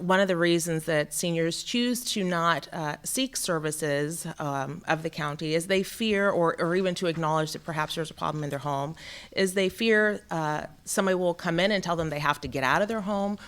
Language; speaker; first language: English; native; English